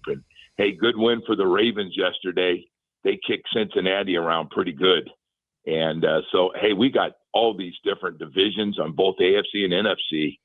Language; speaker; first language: English; native; English